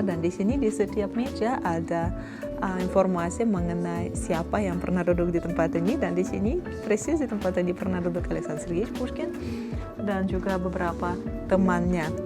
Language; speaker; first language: Indonesian; non-native, fluent; Russian